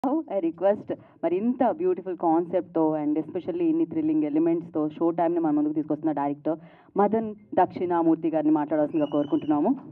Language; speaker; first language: Telugu; native; Telugu